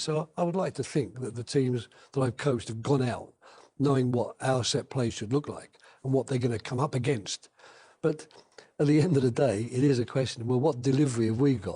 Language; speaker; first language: English; native; English